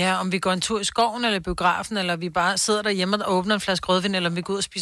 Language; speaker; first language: Danish; native; Danish